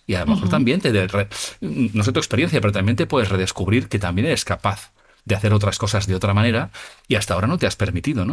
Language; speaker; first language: Spanish; native; Spanish